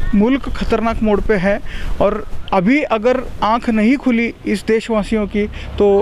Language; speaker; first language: Hindi; non-native, local second language; Marathi